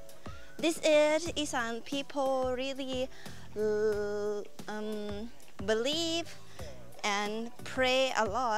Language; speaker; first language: English; non-native, learner; Thai